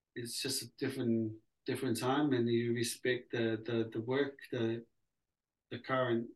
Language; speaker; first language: English; early bilingual, other home language; Samoan